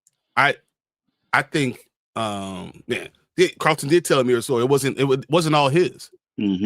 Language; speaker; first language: English; native; English